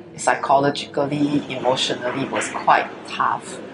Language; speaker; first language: English; early bilingual, other home language; Chinese